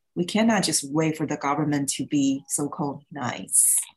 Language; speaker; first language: English; early bilingual, other home language; Thai